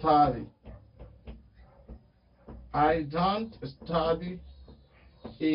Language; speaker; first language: English; non-native, fluent; Spanish